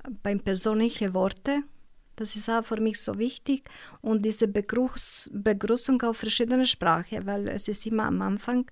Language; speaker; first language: German; non-native, learner; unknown